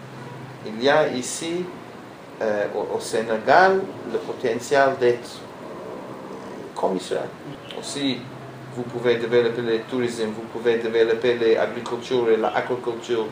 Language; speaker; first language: French; non-native, learner; Hebrew